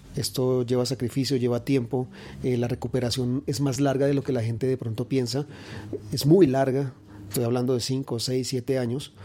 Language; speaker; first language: Spanish; native; Spanish